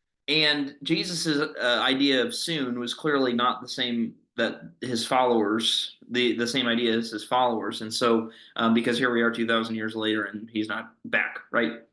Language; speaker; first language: English; native; English